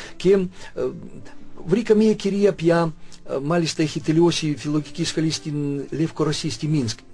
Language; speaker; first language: Greek; non-native, fluent; Russian